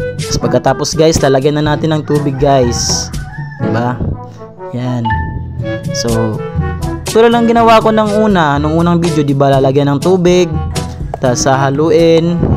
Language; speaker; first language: Filipino; non-native, local second language; Waray